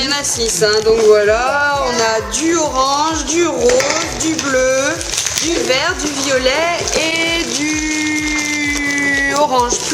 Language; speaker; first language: French; native; French